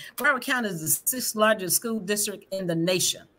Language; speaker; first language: English; native; English